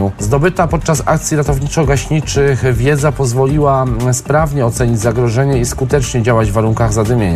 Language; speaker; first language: Polish; native; Polish